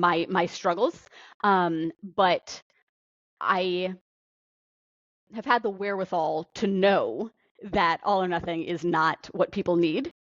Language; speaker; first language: English; native; English